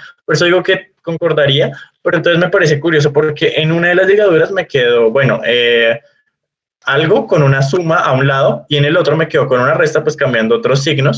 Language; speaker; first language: Spanish; native; Spanish